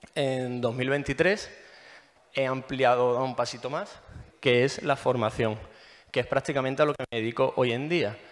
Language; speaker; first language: Spanish; native; Spanish